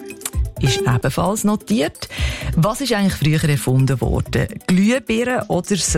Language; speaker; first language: German; native; German